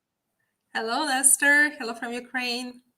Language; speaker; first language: English; non-native, fluent; Ukrainian